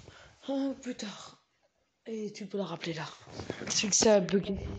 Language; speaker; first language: French; native; French